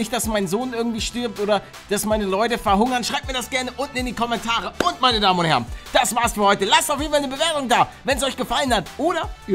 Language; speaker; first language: German; native; German